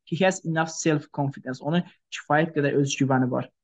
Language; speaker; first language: English; non-native, fluent; Azerbaijani